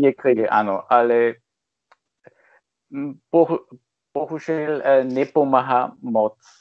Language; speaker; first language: Czech; non-native, learner; German